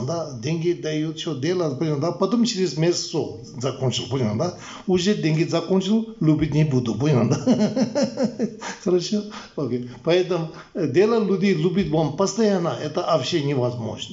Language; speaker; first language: Russian; non-native, learner; Tibetan